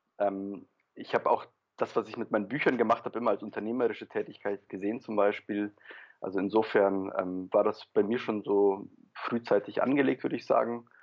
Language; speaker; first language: German; early bilingual, other home language; Polish